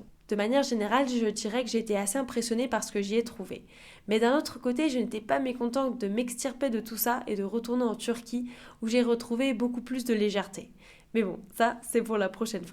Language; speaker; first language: French; native; French